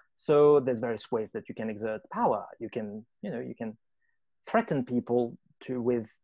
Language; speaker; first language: English; non-native, fluent; French